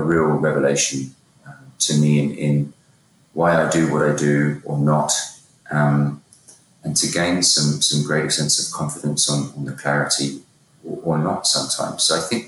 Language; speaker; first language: English; native; English